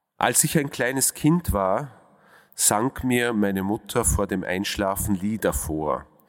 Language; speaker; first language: German; early bilingual, other home language; Russian